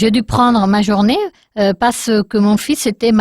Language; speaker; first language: French; non-native, learner; Spanish